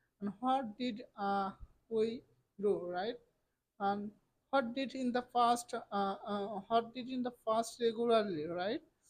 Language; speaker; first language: English; non-native, local second language; Bangla